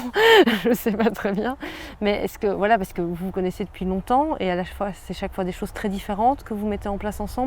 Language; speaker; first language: French; native; French